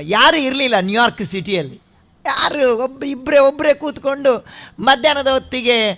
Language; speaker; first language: Kannada; non-native, local second language; Tulu